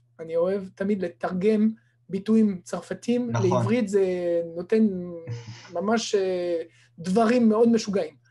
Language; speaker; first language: Hebrew; non-native, fluent; French